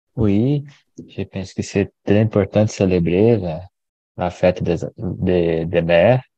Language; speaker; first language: French; non-native, learner; Portuguese